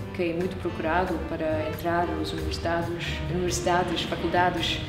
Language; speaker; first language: Portuguese; non-native, fluent; English